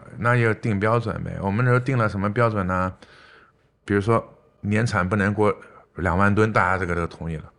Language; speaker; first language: Chinese; native; Chinese